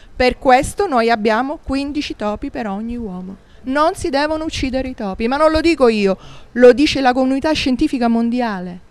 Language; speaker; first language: Italian; native; Italian